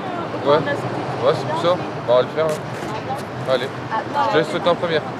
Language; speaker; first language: French; native; French